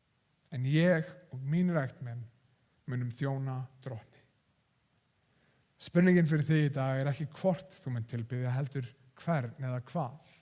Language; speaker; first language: Icelandic; non-native, fluent; English